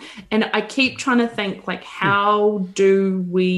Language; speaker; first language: English; native; English